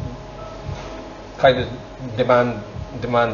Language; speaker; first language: English; non-native, learner; Japanese